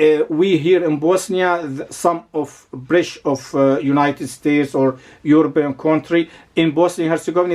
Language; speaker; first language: English; non-native, learner; Arabic